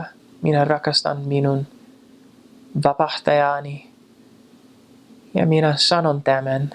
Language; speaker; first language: Finnish; non-native, fluent; English